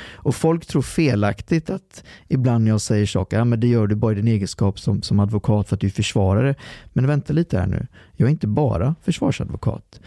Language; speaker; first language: Swedish; early bilingual, other home language; Arabic